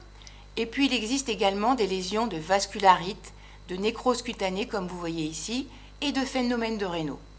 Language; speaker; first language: French; native; French